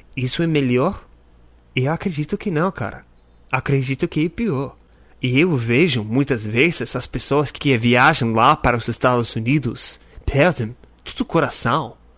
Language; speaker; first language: Portuguese; non-native, fluent; English